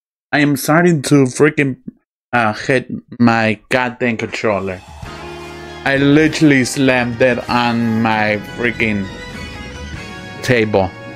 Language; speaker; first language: English; early bilingual, other home language; Spanish